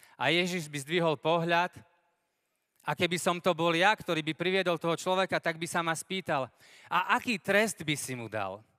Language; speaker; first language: Slovak; native; Slovak